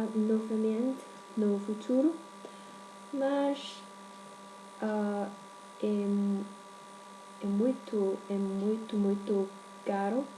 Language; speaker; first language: Portuguese; non-native, learner; Cantonese